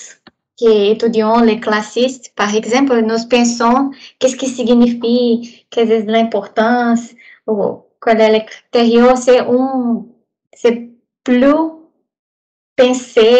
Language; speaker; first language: French; non-native, learner; Portuguese